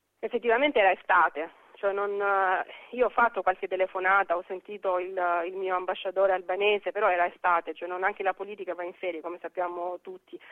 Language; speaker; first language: Italian; non-native, fluent; Albanian